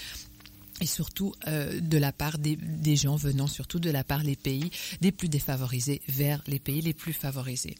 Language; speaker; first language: French; native; French